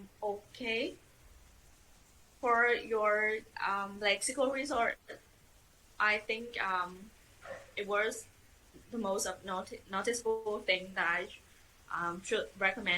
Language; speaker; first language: English; non-native, fluent; Vietnamese